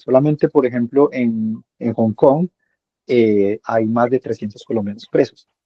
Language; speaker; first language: Spanish; native; Spanish